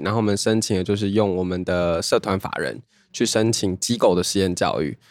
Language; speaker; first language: Chinese; native; Chinese